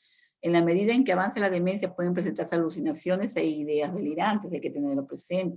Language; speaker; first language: Spanish; native; Spanish